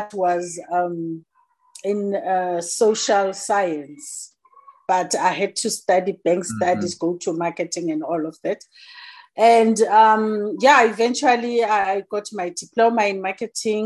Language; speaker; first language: English; non-native, local second language; Zulu